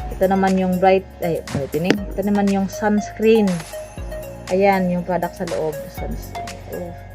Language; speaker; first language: Filipino; non-native, local second language; Cebuano